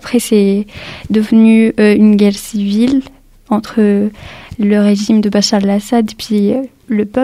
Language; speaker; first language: French; early bilingual, other home language; Arabic